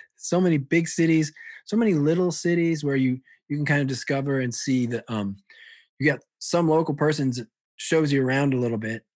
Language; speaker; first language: English; early bilingual, other home language; Italian